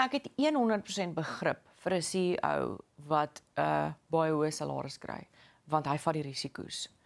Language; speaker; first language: Afrikaans; native; Afrikaans